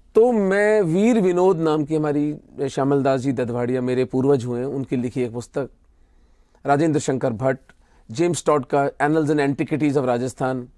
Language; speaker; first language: Hindi; native; Hindi